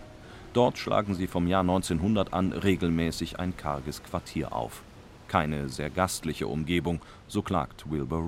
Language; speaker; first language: German; native; German